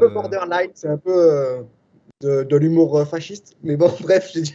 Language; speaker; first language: French; native; French